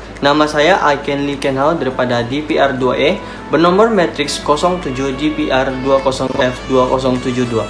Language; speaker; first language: Malay; non-native, local second language; Chinese